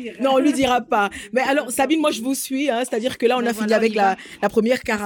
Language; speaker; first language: French; native; French